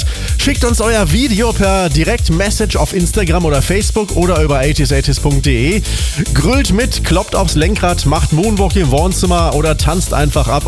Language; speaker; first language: German; native; German